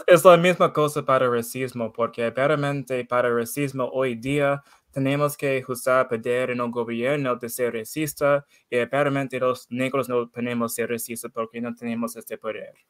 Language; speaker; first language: Spanish; non-native, learner; English